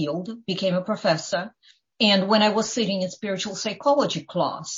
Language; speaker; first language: English; non-native, fluent; Ukrainian